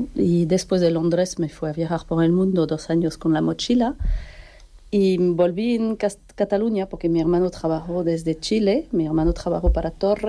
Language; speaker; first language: Spanish; non-native, fluent; French